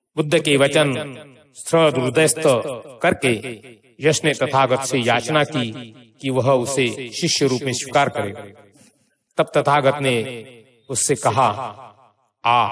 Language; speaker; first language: Hindi; non-native, local second language; Marathi